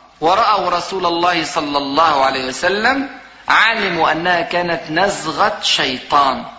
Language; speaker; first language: Arabic; native; Arabic